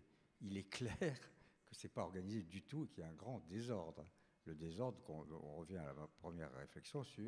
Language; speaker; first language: French; native; French